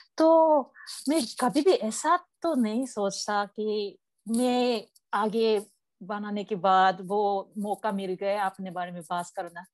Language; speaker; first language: Hindi; non-native, learner; Japanese